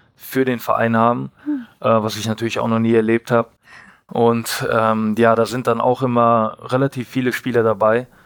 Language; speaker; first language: German; native; German